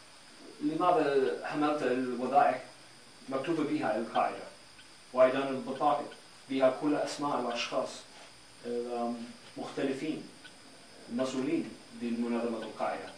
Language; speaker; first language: Arabic; non-native, learner; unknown